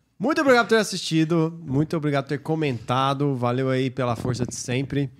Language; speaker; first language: Portuguese; native; Portuguese